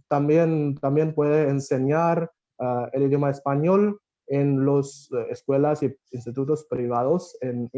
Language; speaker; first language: Spanish; non-native, fluent; Bangla